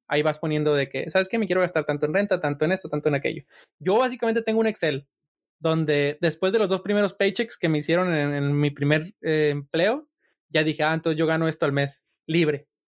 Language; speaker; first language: Spanish; native; Spanish